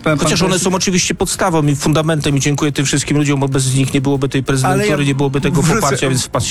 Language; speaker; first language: Polish; native; Polish